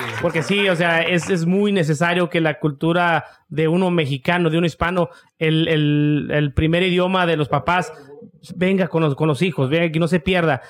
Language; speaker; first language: Spanish; early bilingual, heritage; English